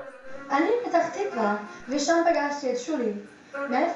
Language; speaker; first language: Hebrew; non-native, learner; English